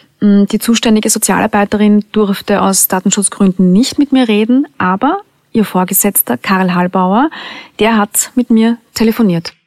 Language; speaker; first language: German; native; German